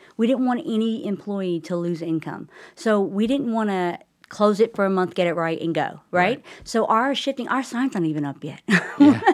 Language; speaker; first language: English; native; English